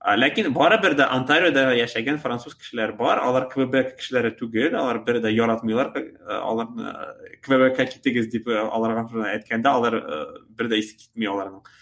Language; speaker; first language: Tatar; native; Tatar